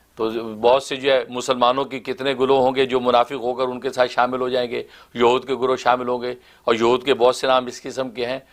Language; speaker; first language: Urdu; native; Urdu